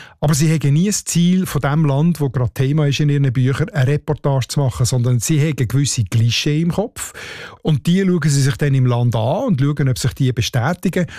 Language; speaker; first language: German; native; German